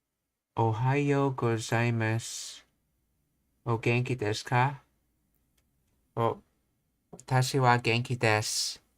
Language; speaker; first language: Japanese; non-native, learner; English